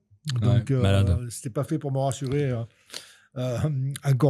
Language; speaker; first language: French; native; French